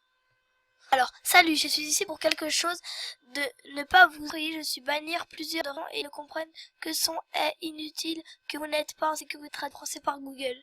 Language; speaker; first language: French; native; French